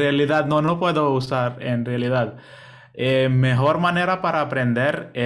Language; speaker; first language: Spanish; non-native, learner; Hindi